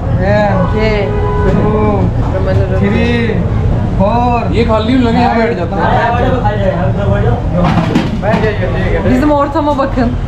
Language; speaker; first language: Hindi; non-native, learner; Turkish